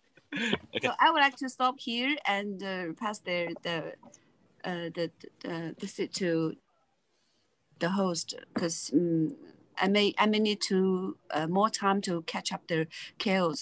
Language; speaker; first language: English; non-native, fluent; Chinese